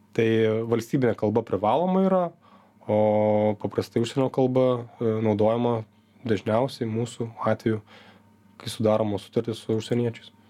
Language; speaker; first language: Lithuanian; native; Lithuanian